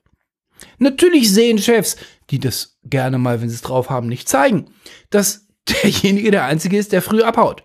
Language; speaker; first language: German; native; German